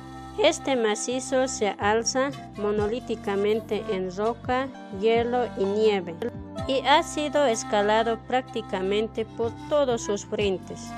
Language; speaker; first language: Spanish; native; Spanish